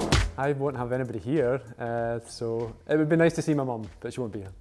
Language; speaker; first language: English; native; English